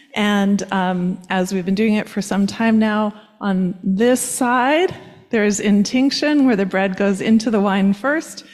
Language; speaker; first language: English; native; English